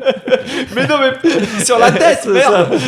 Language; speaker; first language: French; native; French